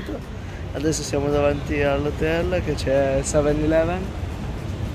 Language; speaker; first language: Italian; early bilingual, other home language; Filipino